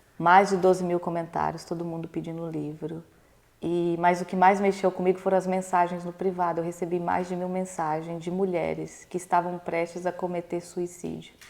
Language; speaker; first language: Portuguese; native; Portuguese